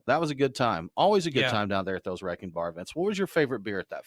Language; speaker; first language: English; native; English